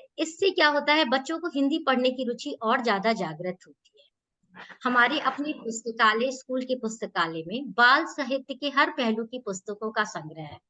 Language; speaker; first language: Hindi; native; Hindi